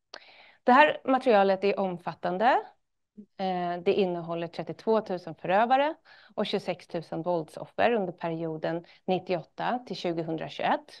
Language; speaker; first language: Swedish; native; Swedish